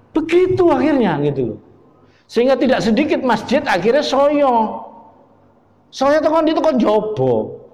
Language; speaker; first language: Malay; non-native, local second language; Javanese